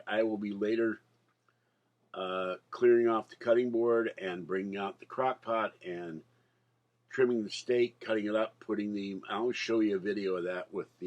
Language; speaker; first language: English; native; English